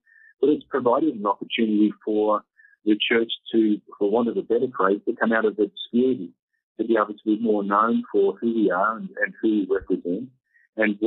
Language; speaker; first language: English; native; English